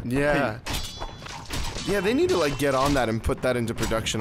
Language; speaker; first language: English; native; English